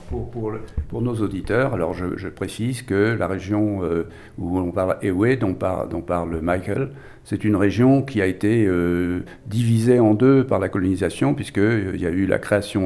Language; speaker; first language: French; native; French